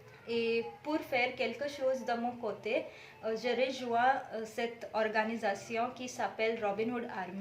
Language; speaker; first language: French; non-native, fluent; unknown